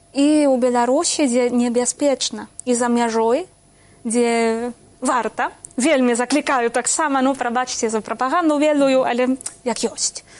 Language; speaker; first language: Belarusian; non-native, fluent; Spanish